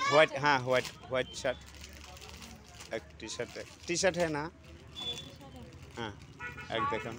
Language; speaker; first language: Hindi; non-native, learner; Bangla